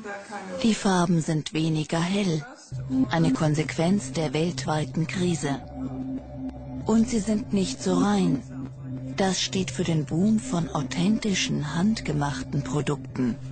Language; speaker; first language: German; native; German